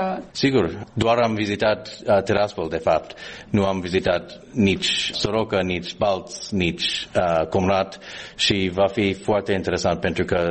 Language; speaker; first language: Romanian; non-native, fluent; English